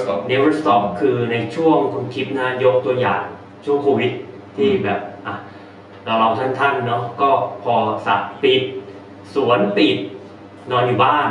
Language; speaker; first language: Thai; native; Thai